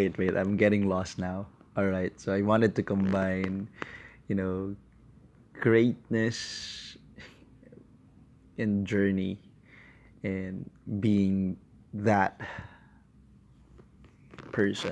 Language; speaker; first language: English; non-native, local second language; Filipino